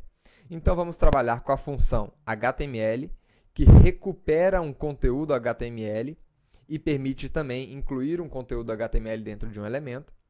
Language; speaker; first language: Portuguese; native; Portuguese